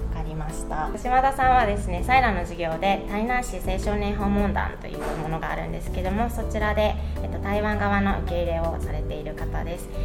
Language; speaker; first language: Japanese; native; Japanese